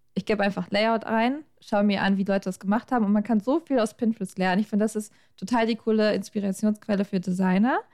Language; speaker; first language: German; native; German